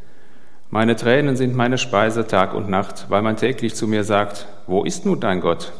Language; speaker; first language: German; native; German